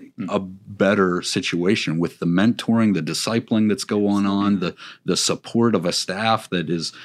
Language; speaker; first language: English; native; English